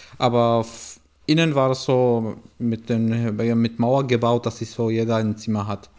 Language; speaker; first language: German; non-native, fluent; Arabic